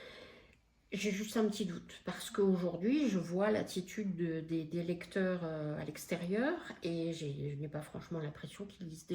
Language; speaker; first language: French; native; French